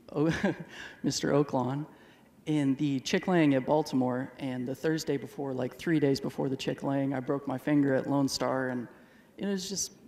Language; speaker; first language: English; native; English